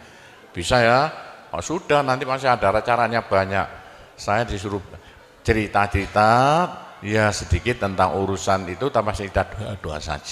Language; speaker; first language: Indonesian; non-native, local second language; Javanese